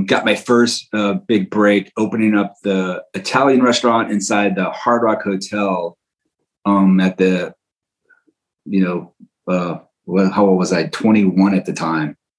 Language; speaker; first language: English; native; English